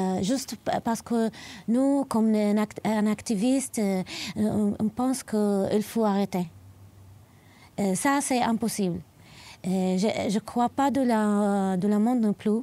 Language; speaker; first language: French; non-native, learner; Arabic